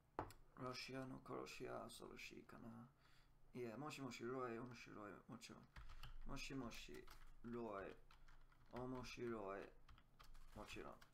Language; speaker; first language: Japanese; non-native, learner; English